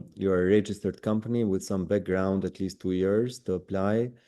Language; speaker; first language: English; non-native, fluent; Albanian